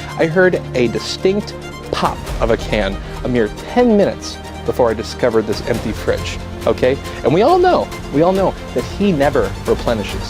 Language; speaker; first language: English; native; English